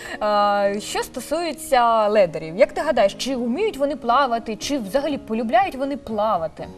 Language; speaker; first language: Ukrainian; native; Ukrainian